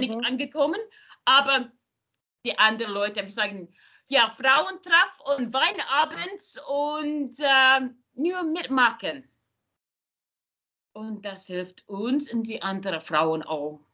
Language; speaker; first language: German; non-native, learner; English